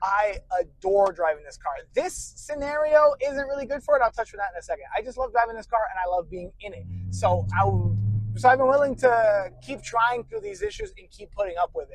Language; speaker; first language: English; native; English